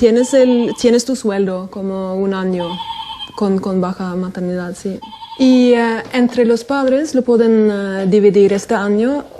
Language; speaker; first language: Spanish; non-native, fluent; Norwegian